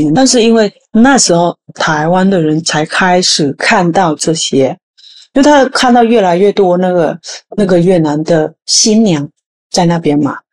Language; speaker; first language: Chinese; non-native, fluent; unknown